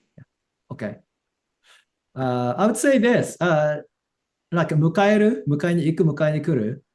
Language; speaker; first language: Japanese; non-native, fluent; English